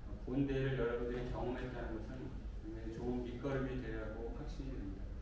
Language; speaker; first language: Korean; native; Korean